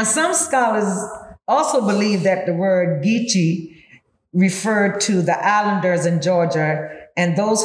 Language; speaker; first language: English; early bilingual, other home language; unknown